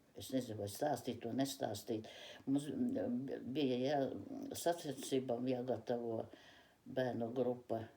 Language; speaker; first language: Latvian; early bilingual, other home language; Russian